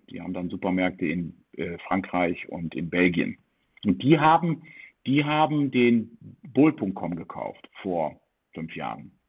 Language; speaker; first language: German; early bilingual, heritage; German